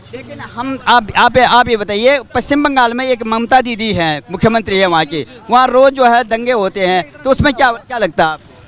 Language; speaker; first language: Hindi; native; Hindi